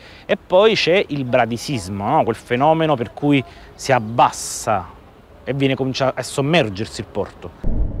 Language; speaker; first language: Italian; native; Italian